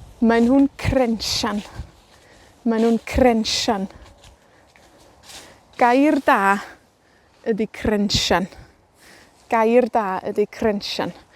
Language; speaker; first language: Welsh; native; Welsh